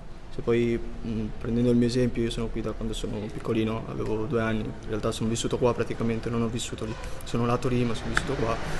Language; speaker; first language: Italian; early bilingual, other home language; Spanish